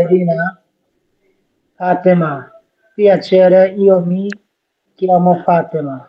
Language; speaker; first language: Italian; non-native, learner; Bangla